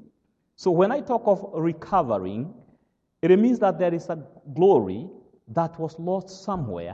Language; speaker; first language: English; non-native, local second language; Kikuyu